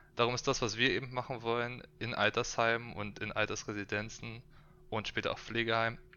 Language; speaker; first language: German; native; German